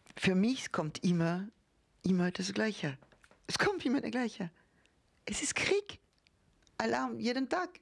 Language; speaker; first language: German; non-native, fluent; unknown